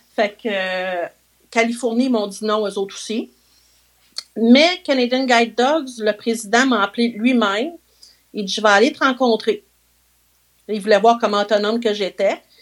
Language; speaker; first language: French; native; French